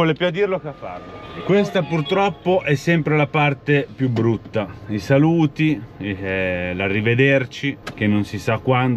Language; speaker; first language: Italian; native; Italian